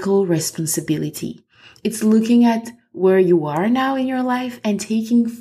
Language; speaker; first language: English; non-native, fluent; French